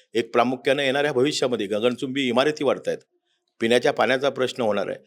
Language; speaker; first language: Marathi; native; Marathi